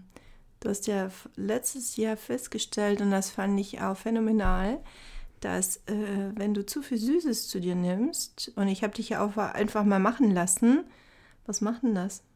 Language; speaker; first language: German; native; German